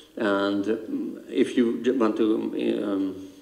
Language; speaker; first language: English; non-native, fluent; Hungarian